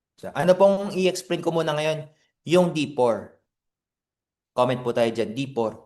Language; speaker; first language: Filipino; non-native, fluent; Korean